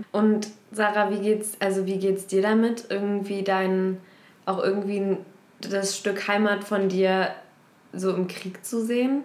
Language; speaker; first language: German; native; German